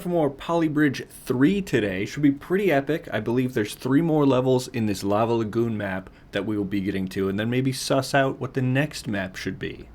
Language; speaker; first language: English; native; English